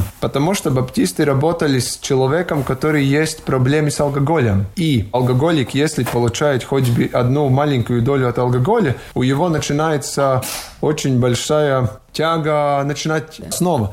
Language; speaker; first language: Russian; non-native, local second language; Latvian